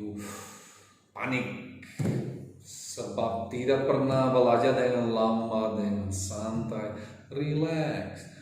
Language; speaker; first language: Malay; non-native, fluent; English